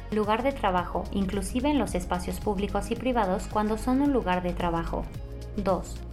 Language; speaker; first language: Spanish; native; Spanish